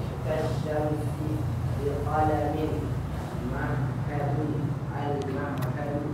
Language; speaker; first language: Arabic; non-native, learner; Indonesian